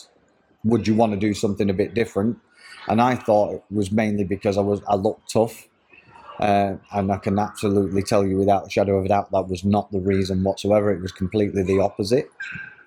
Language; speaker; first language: English; native; English